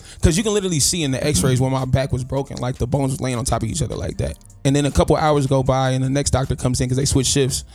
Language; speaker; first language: English; native; English